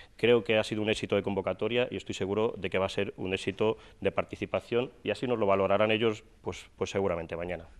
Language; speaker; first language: Spanish; native; Spanish